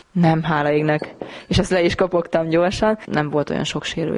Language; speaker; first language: Hungarian; native; Hungarian